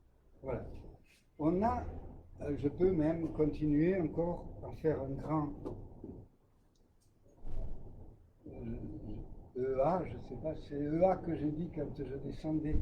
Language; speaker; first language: French; native; French